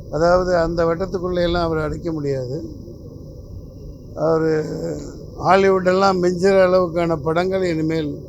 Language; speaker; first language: Tamil; native; Tamil